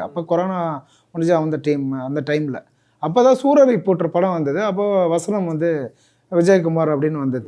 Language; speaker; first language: Tamil; native; Tamil